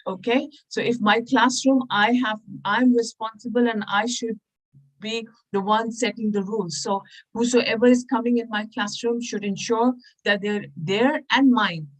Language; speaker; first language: English; non-native, local second language; Punjabi